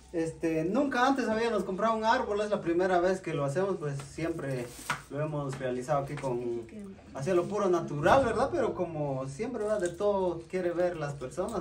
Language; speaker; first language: Spanish; native; Spanish